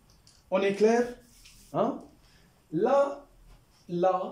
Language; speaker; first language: French; non-native, local second language; Arabic